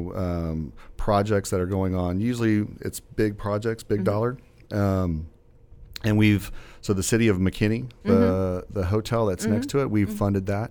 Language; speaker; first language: English; native; English